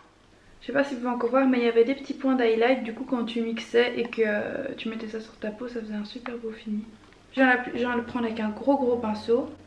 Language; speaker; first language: French; native; French